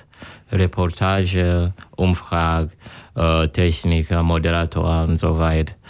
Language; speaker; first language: German; non-native, learner; Kinyarwanda